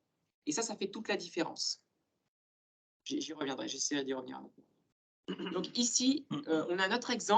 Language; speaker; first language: French; native; French